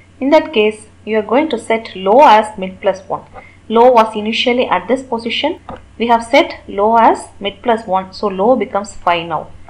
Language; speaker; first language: English; non-native, local second language; Tamil